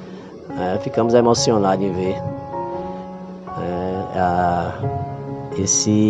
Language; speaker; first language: Portuguese; native; Portuguese